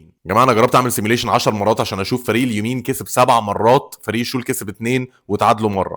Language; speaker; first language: Arabic; native; Arabic